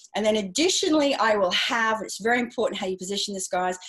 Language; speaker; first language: English; native; English